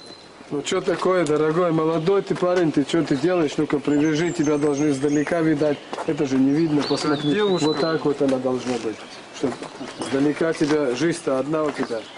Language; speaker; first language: Russian; native; Russian